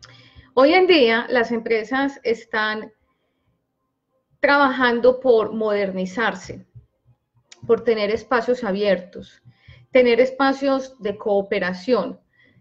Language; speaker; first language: Spanish; native; Spanish